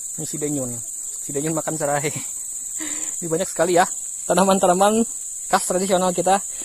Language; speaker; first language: Indonesian; non-native, local second language; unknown